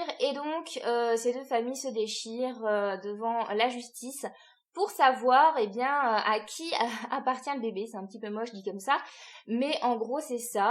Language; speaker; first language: French; native; French